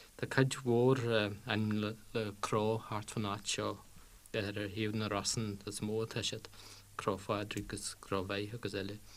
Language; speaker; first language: Irish; native; Irish